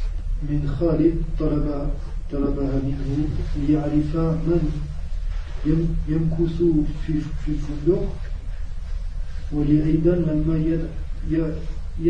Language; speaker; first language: Arabic; non-native, learner; French